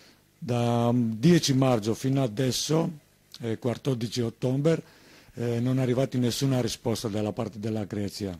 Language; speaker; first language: Italian; non-native, learner; Greek